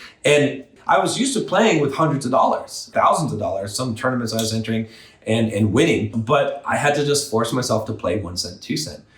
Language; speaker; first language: English; native; English